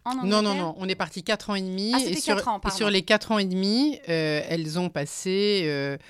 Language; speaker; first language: French; native; French